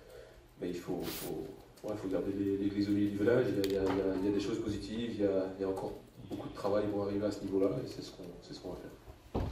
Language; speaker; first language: French; native; French